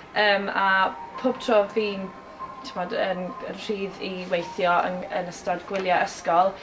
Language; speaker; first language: Welsh; native; Welsh